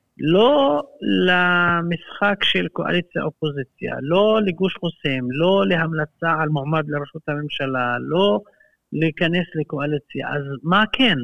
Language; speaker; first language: Hebrew; non-native, local second language; Arabic